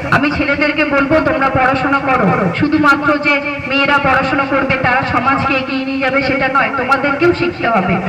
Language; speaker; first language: Bangla; non-native, local second language; Santali